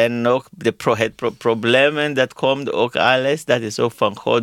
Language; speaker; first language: Dutch; non-native, learner; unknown